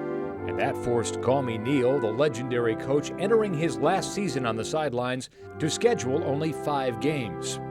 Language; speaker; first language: English; native; English